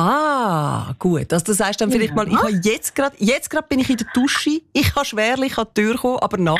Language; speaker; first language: German; native; German